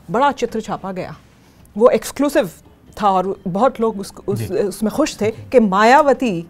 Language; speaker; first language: Hindi; native; Hindi